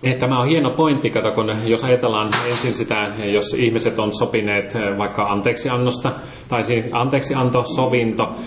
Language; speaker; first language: Finnish; native; Finnish